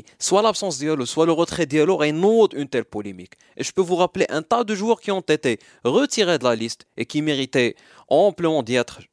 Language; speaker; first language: French; non-native, local second language; Arabic